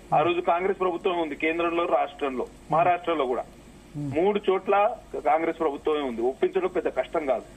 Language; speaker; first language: Telugu; native; Telugu